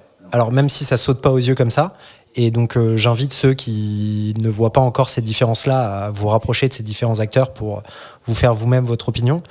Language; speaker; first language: French; native; French